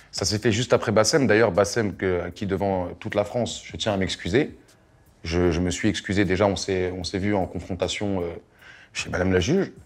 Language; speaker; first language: French; native; French